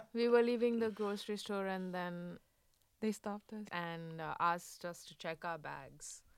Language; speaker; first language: English; non-native, local second language; Hindi